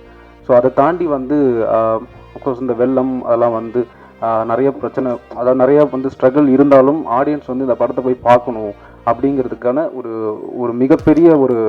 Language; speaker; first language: Tamil; native; Tamil